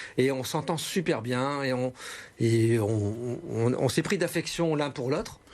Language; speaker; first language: French; native; French